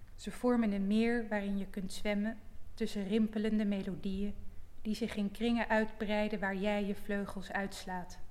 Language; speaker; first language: Dutch; native; Dutch